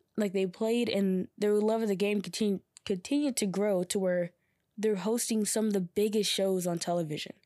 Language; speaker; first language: English; native; English